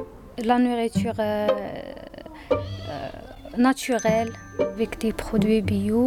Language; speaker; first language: French; non-native, learner; Berber languages